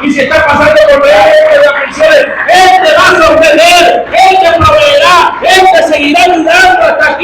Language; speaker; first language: Spanish; native; Spanish